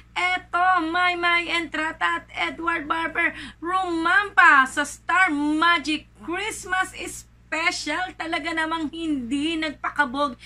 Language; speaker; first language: Filipino; native; Filipino